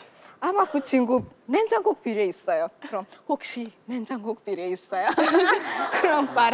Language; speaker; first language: Korean; non-native, learner; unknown